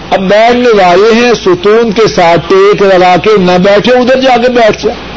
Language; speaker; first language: Urdu; non-native, local second language; Punjabi